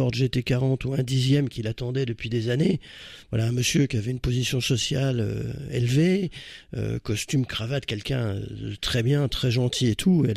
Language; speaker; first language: French; native; French